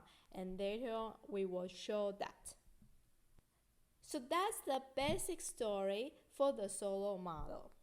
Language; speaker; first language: English; non-native, fluent; Chinese